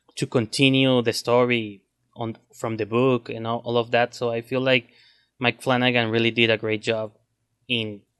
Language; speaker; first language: English; non-native, fluent; Spanish